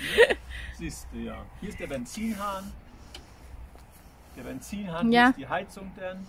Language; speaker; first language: German; native; German